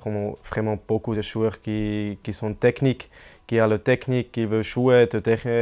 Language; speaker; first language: French; non-native, local second language; German